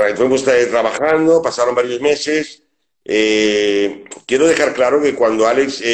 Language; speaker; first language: Spanish; native; Spanish